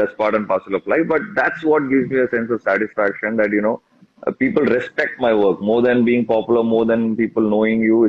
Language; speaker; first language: English; non-native, local second language; Tamil